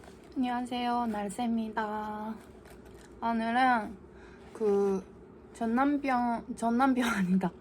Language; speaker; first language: Korean; non-native, learner; Japanese